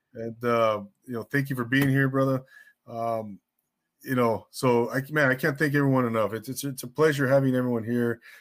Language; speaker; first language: English; early bilingual, other home language; Spanish